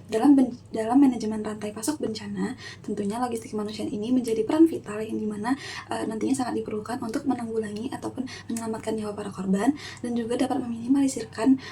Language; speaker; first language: Indonesian; native; Indonesian